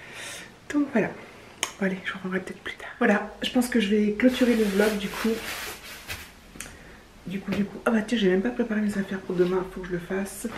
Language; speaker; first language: French; native; French